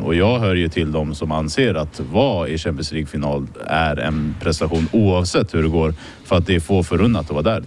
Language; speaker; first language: Swedish; native; Swedish